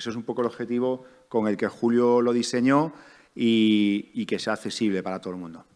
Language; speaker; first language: Spanish; native; Spanish